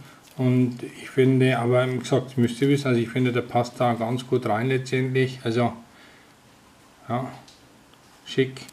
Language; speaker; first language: German; native; German